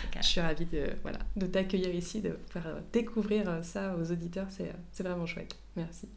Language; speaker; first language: French; native; French